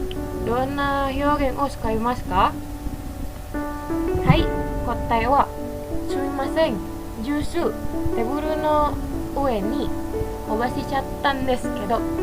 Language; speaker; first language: Japanese; non-native, learner; Indonesian